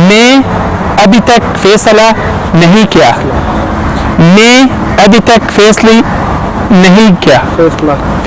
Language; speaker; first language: Hindi; non-native, fluent; Arabic